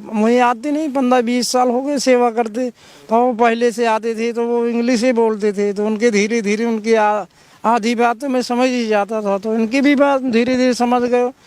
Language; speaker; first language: Hindi; native; Hindi